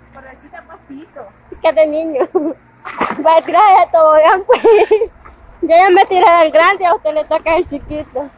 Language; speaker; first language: Spanish; native; Spanish